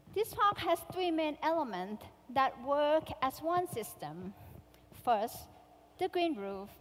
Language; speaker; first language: English; non-native, fluent; Thai